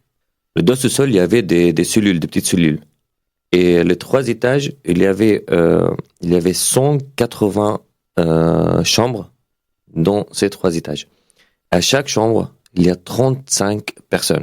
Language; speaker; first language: French; non-native, learner; Arabic